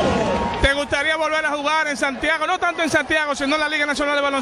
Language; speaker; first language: Spanish; native; Spanish